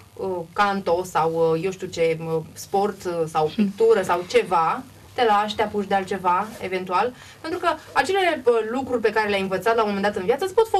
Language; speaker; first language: Romanian; native; Romanian